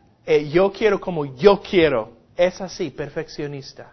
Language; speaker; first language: Spanish; non-native, fluent; English